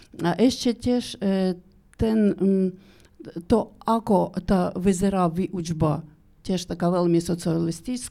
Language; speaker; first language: Slovak; non-native, learner; Ukrainian